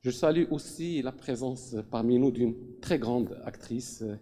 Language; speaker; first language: French; non-native, local second language; Arabic